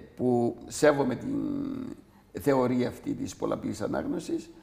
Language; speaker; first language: Greek; non-native, local second language; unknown